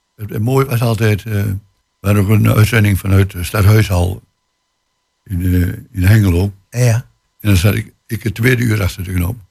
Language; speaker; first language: Dutch; native; Dutch